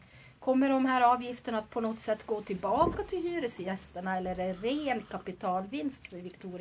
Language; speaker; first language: Swedish; native; Swedish